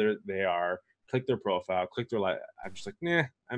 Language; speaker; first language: English; native; English